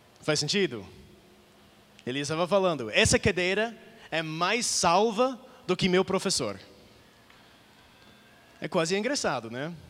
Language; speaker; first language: Portuguese; non-native, fluent; English